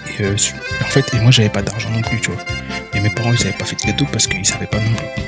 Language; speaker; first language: French; early bilingual, other home language; Arabic